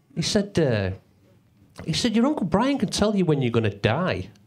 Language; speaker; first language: English; native; English